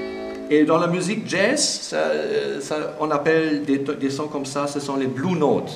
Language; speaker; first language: French; non-native, fluent; German